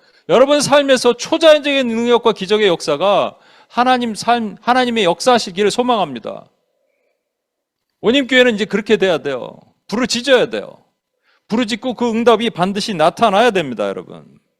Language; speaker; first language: Korean; native; Korean